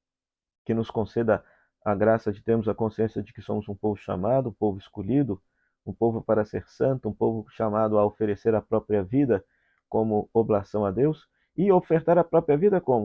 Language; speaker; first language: Portuguese; native; Portuguese